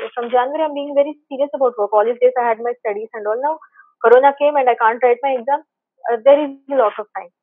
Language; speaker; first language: English; non-native, local second language; Telugu